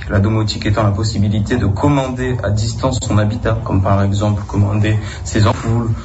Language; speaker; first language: French; non-native, fluent; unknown